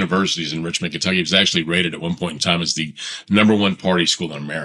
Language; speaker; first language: English; native; English